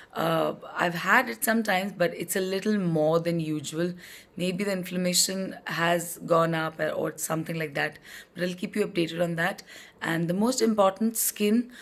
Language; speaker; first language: English; non-native, local second language; Hindi